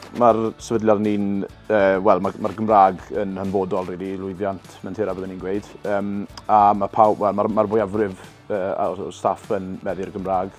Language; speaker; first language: Welsh; native; Welsh